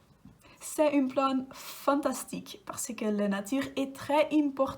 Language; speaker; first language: French; non-native, learner; Dutch